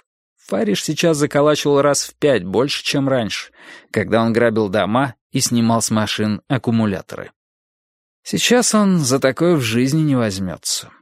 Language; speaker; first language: Russian; native; Russian